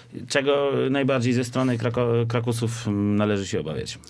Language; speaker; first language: Polish; native; Polish